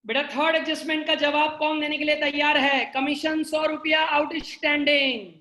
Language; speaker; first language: Hindi; non-native, local second language; Gujarati